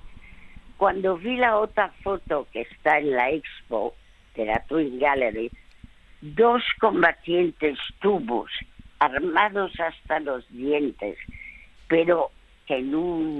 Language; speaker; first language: Spanish; early bilingual, other home language; French